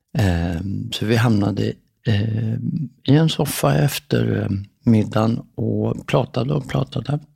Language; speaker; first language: Swedish; native; Swedish